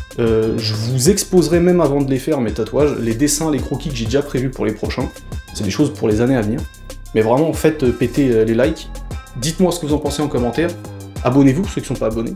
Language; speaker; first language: French; early bilingual, other home language; Portuguese